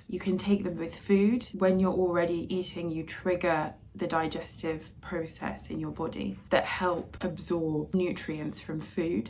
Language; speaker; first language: English; native; English